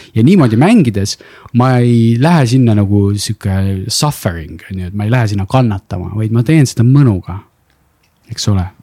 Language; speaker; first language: Estonian; non-native, local second language; Russian